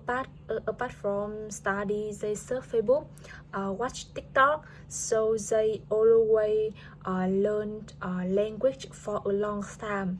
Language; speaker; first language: English; non-native, learner; Vietnamese